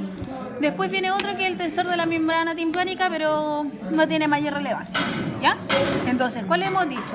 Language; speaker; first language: Spanish; native; Spanish